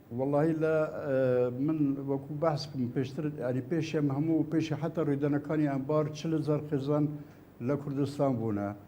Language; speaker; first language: Central Kurdish; non-native, local second language; Kurdish